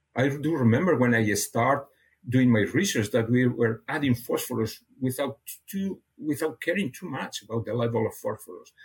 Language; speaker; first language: English; non-native, fluent; Catalan